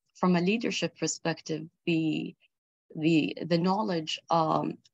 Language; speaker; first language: English; early bilingual, other home language; Arabic